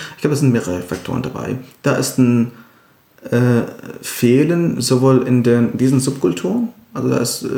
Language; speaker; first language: German; non-native, fluent; Arabic